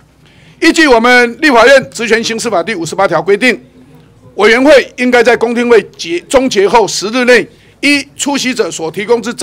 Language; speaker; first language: Chinese; native; Chinese